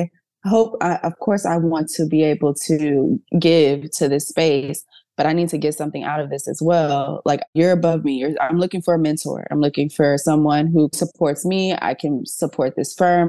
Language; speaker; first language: English; native; English